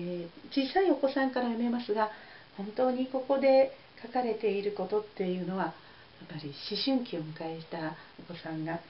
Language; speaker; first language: Japanese; native; Japanese